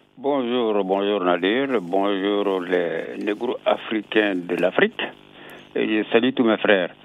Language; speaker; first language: French; non-native, local second language; Bambara